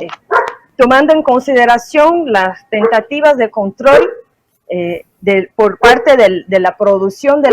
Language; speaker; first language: Spanish; non-native, fluent; Portuguese